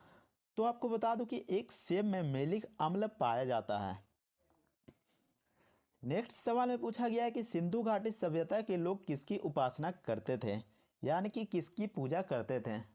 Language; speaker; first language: Hindi; native; Hindi